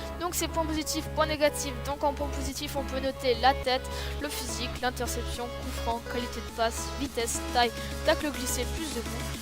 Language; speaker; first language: French; native; French